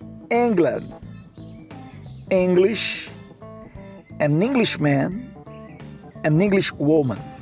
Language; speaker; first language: English; non-native, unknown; Portuguese